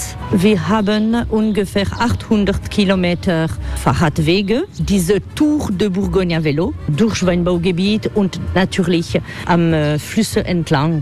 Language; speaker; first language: German; non-native, fluent; French